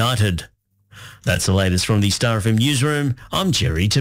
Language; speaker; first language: English; native; English